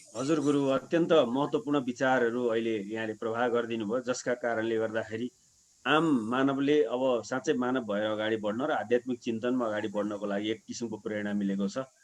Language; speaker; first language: Nepali; native; Nepali